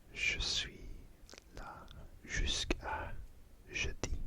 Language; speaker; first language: French; non-native, learner; English